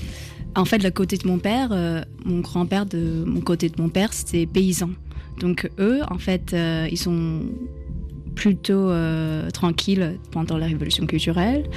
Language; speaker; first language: French; non-native, fluent; Chinese